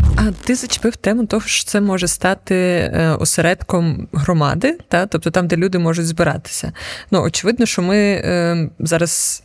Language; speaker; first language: Ukrainian; native; Ukrainian